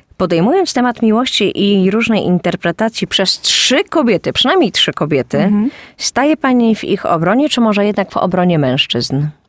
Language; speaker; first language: Polish; native; Polish